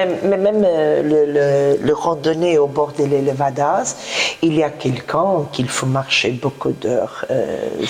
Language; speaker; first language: French; non-native, fluent; Portuguese